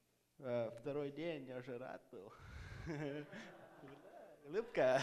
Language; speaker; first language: Russian; early bilingual, heritage; Russian